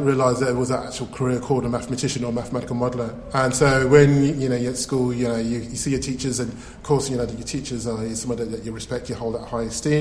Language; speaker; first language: English; native; English